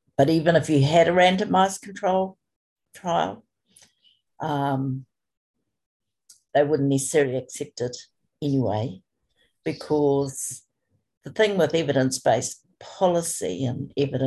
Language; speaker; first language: English; native; English